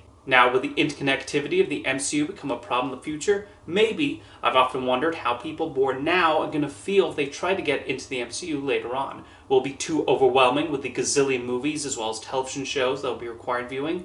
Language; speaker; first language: English; native; English